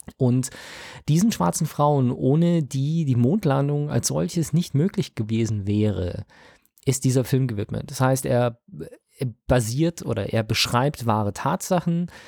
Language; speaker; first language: German; native; German